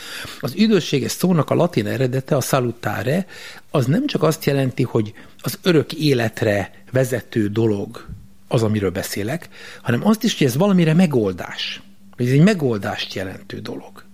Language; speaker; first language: Hungarian; native; Hungarian